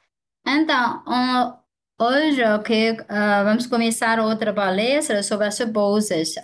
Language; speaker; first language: Portuguese; non-native, fluent; Chinese